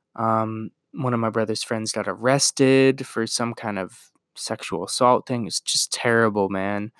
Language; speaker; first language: English; native; English